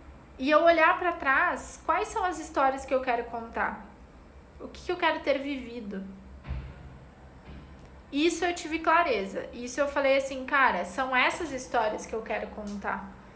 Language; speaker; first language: Portuguese; native; Portuguese